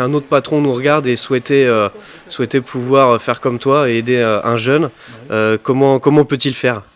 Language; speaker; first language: French; native; French